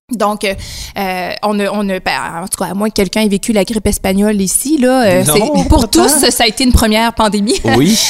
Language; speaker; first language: French; native; French